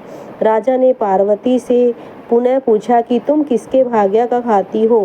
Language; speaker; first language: Hindi; native; Hindi